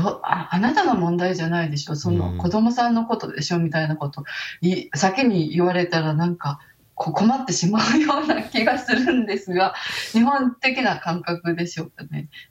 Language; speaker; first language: Japanese; native; Japanese